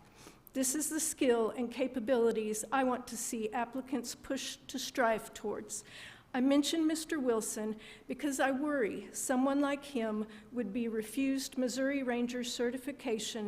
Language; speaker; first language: English; native; English